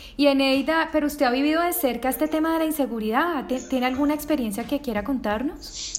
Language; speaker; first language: Spanish; native; Spanish